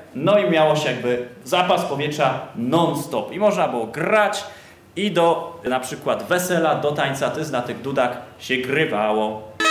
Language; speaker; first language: Polish; native; Polish